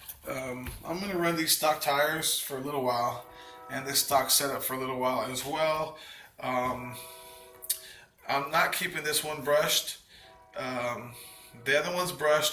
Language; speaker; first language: English; native; English